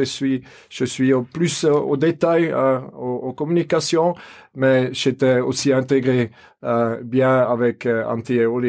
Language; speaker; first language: French; non-native, fluent; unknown